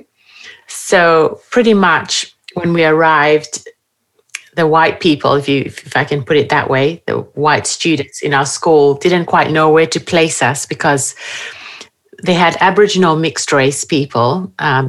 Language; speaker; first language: English; native; English